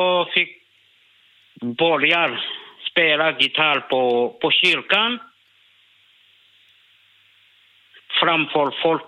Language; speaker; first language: Swedish; non-native, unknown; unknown